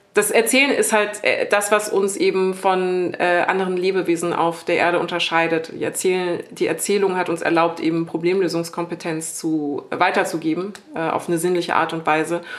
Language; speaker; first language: German; native; German